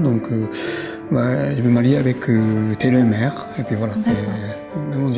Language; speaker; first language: French; non-native, fluent; Japanese